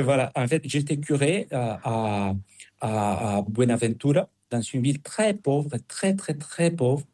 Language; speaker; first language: French; non-native, fluent; Spanish